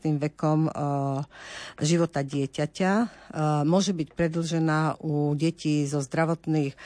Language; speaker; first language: Slovak; native; Slovak